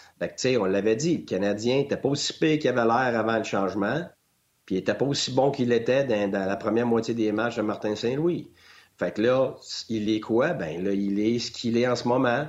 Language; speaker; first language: French; native; French